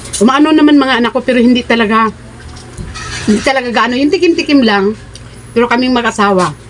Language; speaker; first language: Filipino; non-native, local second language; Cebuano